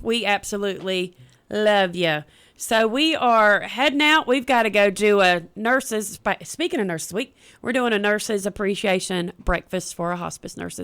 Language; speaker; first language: English; native; English